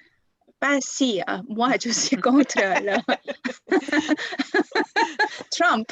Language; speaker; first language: French; non-native, fluent; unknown